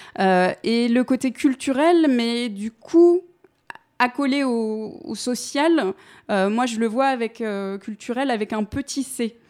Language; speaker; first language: French; native; French